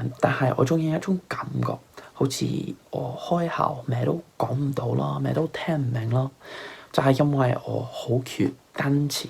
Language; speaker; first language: Cantonese; non-native, fluent; English